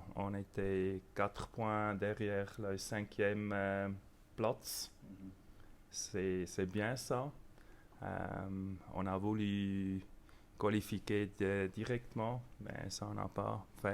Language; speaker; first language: French; non-native, local second language; German